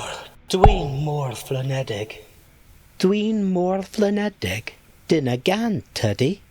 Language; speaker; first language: Welsh; non-native, learner; English